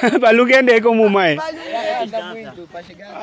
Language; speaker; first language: Portuguese; non-native, learner; Vietnamese